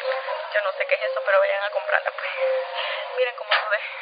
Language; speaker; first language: Spanish; native; Spanish